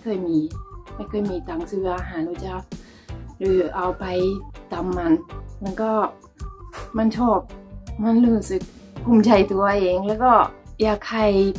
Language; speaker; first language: Thai; non-native, learner; Hungarian